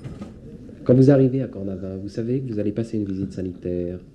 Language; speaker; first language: French; native; French